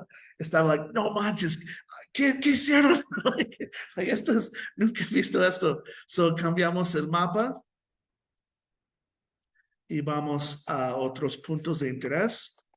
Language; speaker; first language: Spanish; non-native, fluent; English